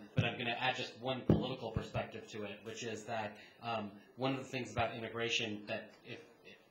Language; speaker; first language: English; native; English